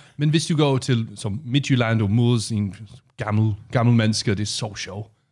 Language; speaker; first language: Danish; non-native, learner; English